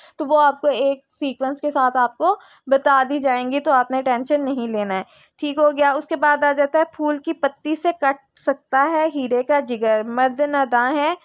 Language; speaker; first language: Urdu; native; Urdu